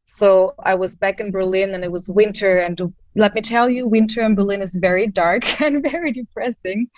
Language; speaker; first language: English; non-native, fluent; German